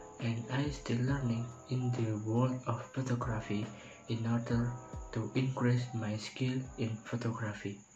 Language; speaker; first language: English; non-native, learner; Indonesian